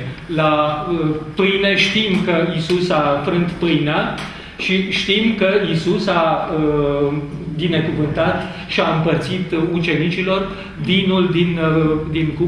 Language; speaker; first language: Romanian; native; Romanian